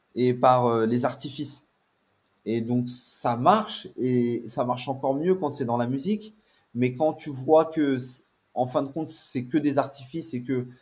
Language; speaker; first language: French; native; French